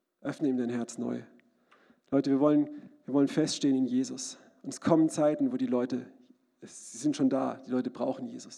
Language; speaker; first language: German; native; German